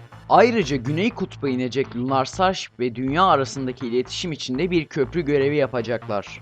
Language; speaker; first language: Turkish; native; Turkish